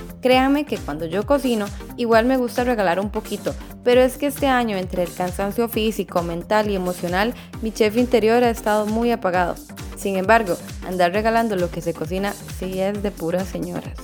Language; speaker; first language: Spanish; native; Spanish